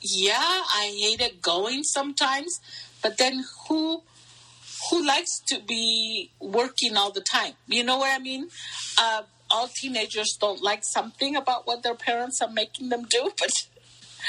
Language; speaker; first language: English; early bilingual, other home language; Spanish